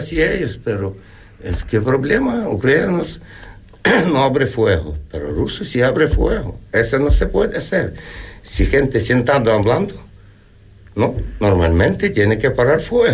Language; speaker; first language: Spanish; non-native, learner; Ukrainian